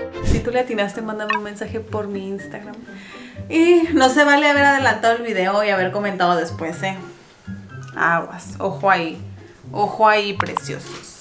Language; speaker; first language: Spanish; native; Spanish